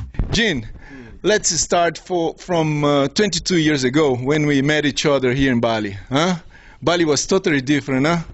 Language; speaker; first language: English; non-native, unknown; Portuguese